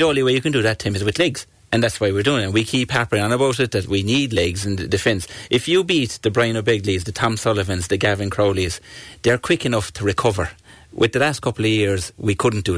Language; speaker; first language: English; native; English